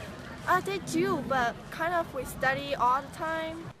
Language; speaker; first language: English; non-native, learner; Chinese